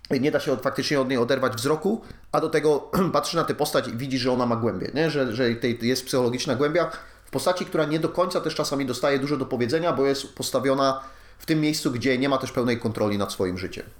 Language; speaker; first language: Polish; native; Polish